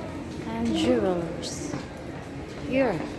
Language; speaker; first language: English; non-native, fluent; Filipino